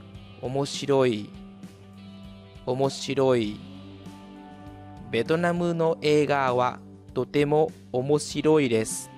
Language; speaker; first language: Japanese; non-native, fluent; Vietnamese